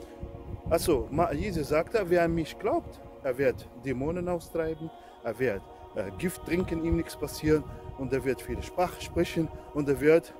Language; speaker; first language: German; non-native, fluent; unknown